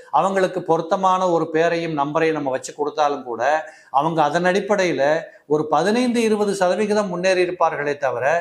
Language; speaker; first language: Tamil; native; Tamil